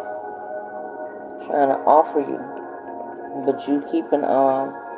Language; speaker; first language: English; native; English